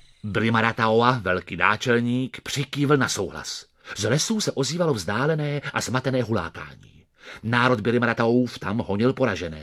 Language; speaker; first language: Czech; native; Czech